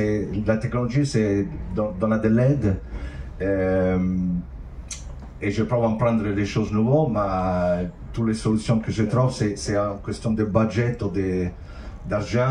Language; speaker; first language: French; non-native, fluent; Italian